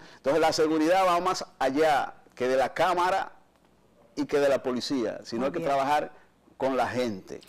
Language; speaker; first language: Spanish; native; Spanish